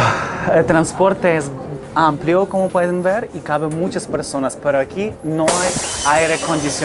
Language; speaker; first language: Spanish; non-native, fluent; Ukrainian